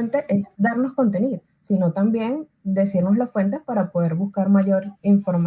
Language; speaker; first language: Spanish; native; Spanish